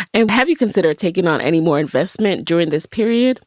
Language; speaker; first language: English; native; English